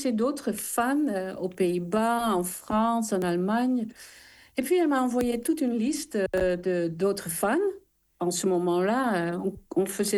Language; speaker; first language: French; non-native, fluent; Dutch